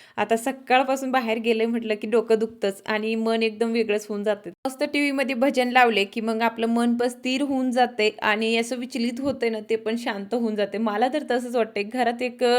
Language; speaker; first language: Marathi; non-native, local second language; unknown